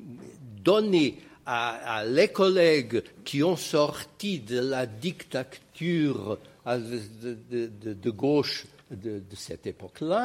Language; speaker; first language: French; non-native, fluent; Portuguese